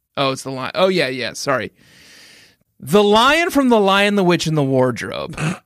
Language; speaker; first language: English; native; English